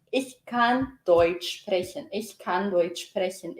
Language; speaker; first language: German; non-native, fluent; Portuguese